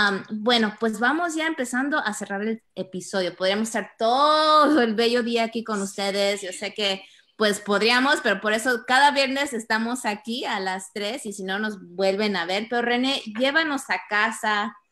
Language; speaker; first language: Spanish; early bilingual, heritage; Spanish